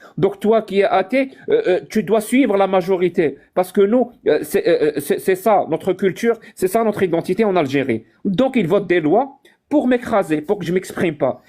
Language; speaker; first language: French; non-native, local second language; Arabic